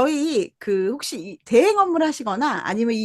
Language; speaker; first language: Korean; native; Korean